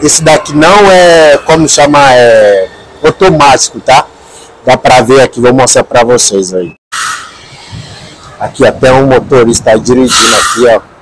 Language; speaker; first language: Portuguese; non-native, learner; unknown